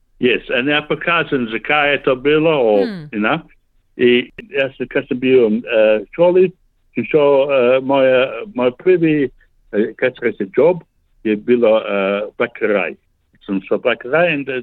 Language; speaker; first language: Slovenian; early bilingual, heritage; Slovenian